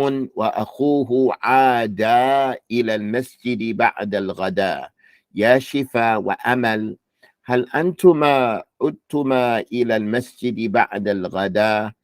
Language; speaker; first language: Arabic; non-native, fluent; English